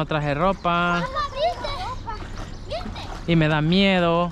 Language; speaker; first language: Spanish; native; Spanish